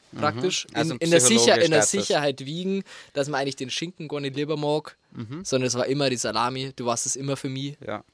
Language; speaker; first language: German; non-native, local second language; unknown